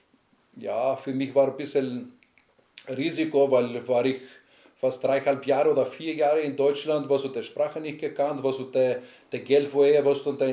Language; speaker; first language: German; non-native, learner; Greek